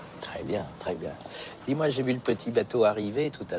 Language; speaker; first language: French; native; French